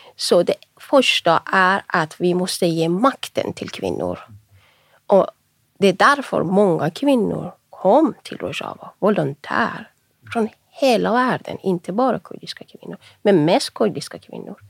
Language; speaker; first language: Swedish; non-native, fluent; Persian